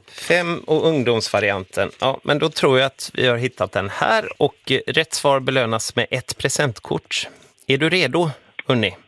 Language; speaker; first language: Swedish; native; Swedish